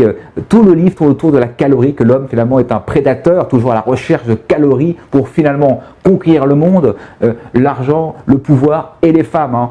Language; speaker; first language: French; native; French